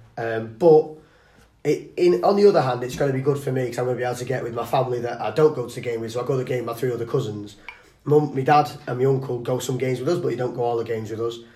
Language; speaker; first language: English; native; English